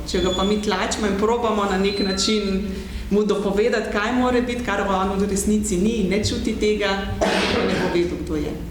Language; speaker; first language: Slovenian; native; Slovenian